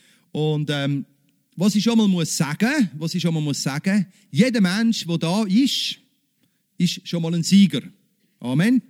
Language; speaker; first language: German; native; German